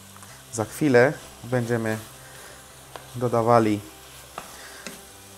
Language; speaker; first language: Polish; non-native, learner; Hindi